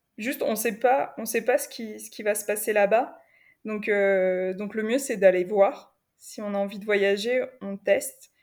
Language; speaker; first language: French; native; French